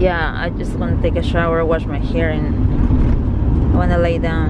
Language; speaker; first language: English; non-native, learner; Spanish